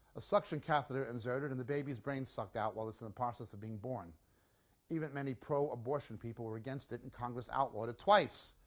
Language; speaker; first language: English; native; English